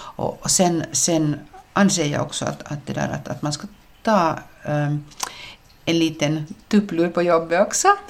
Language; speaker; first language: Swedish; native; Swedish